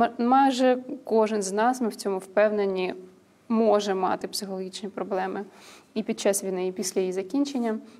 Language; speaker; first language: Ukrainian; non-native, local second language; Russian